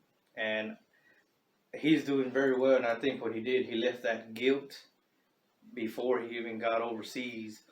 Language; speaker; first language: English; native; English